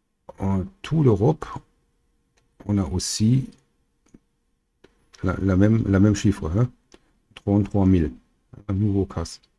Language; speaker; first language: French; non-native, learner; German